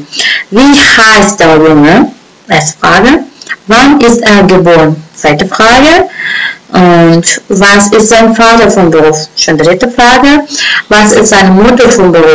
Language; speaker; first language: German; non-native, fluent; Uzbek